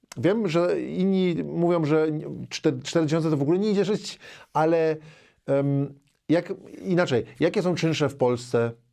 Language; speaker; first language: Polish; native; Polish